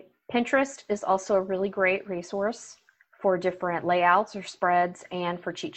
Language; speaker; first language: English; native; English